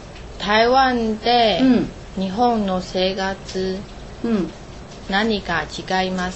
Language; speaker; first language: Japanese; non-native, learner; Chinese